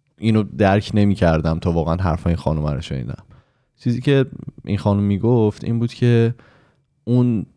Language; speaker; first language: Persian; native; Persian